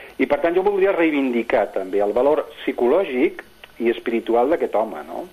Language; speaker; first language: Catalan; non-native, local second language; Spanish